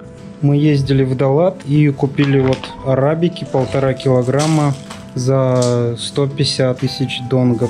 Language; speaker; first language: Russian; native; Russian